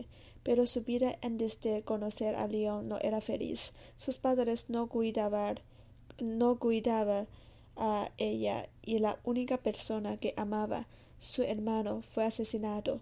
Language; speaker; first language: Spanish; non-native, learner; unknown